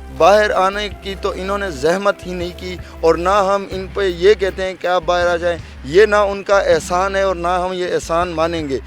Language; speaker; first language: Urdu; non-native, local second language; Pashto